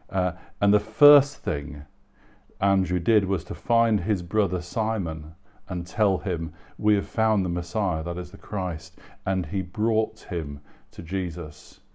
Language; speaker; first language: English; native; English